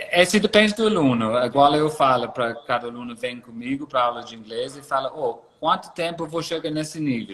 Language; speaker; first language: Portuguese; non-native, fluent; English